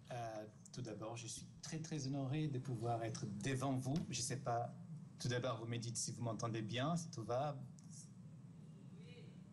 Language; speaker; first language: French; non-native, fluent; Portuguese